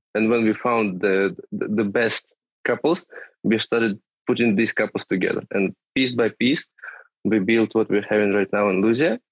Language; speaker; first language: English; non-native, fluent; Russian